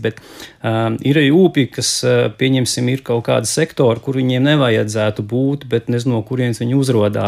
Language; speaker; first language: Latvian; native; Latvian